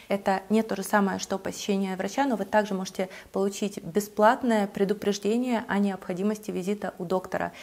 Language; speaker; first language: Russian; native; Russian